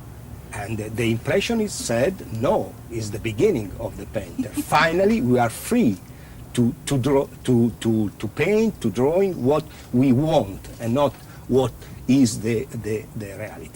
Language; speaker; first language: English; non-native, learner; Italian